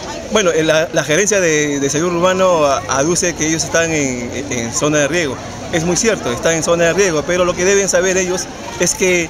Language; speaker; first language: Spanish; native; Spanish